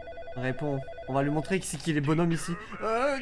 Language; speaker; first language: French; native; French